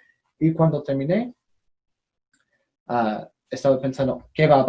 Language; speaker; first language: Spanish; non-native, learner; English